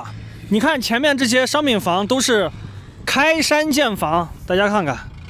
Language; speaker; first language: Chinese; native; Chinese